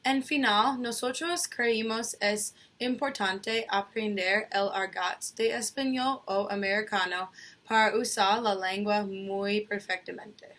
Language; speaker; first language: Spanish; non-native, learner; English